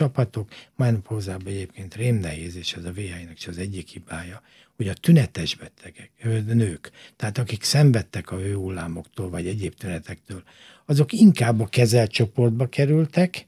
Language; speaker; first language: Hungarian; native; Hungarian